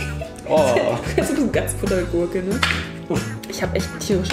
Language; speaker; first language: German; native; German